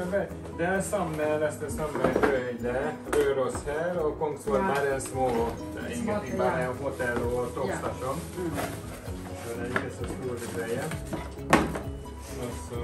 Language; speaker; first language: Norwegian; non-native, fluent; Hungarian